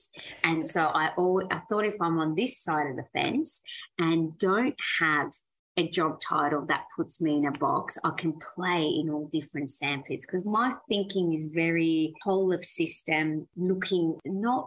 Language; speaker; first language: English; early bilingual, other home language; Persian